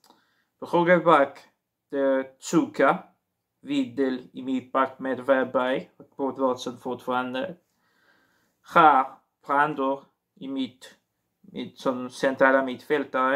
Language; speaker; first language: Swedish; non-native, learner; Portuguese